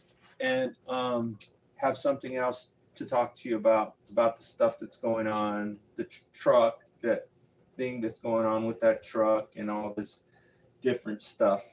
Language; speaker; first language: English; native; English